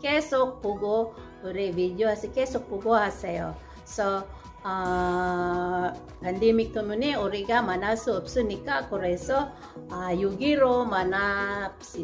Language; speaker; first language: Korean; non-native, learner; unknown